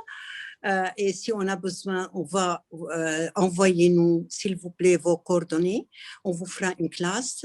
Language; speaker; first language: French; non-native, local second language; Arabic